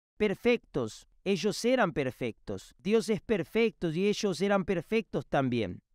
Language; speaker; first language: Spanish; non-native, fluent; Portuguese